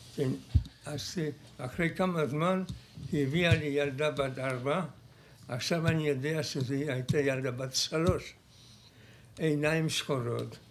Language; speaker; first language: Hebrew; non-native, fluent; Polish